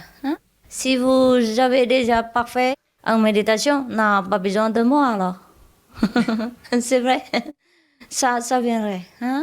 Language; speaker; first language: French; non-native, learner; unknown